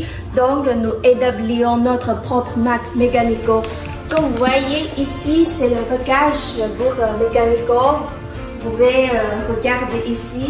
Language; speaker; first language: French; non-native, learner; Chinese